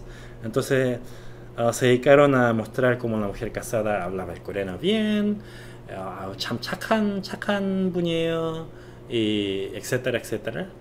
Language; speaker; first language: Spanish; non-native, fluent; Korean